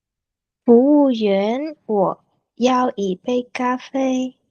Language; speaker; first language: Chinese; non-native, learner; Vietnamese